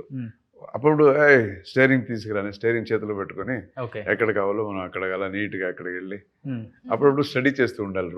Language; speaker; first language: Telugu; native; Telugu